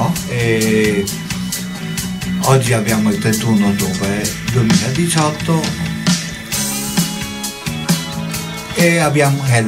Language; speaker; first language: Italian; non-native, local second language; German